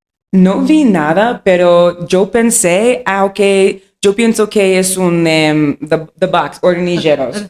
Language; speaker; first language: Spanish; non-native, learner; English